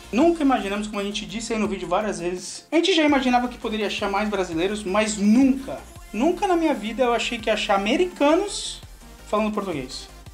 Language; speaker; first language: Portuguese; native; Portuguese